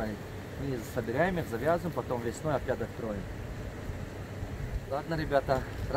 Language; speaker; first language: Russian; non-native, local second language; Tajik